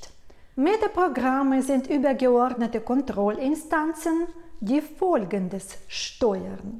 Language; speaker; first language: German; non-native, fluent; Russian